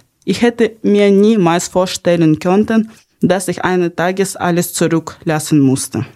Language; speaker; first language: German; non-native, fluent; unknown